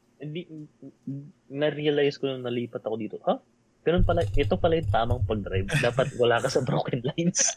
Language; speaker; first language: Filipino; native; Filipino